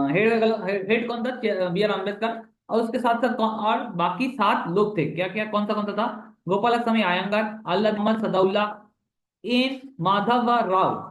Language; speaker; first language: Hindi; non-native, local second language; Bangla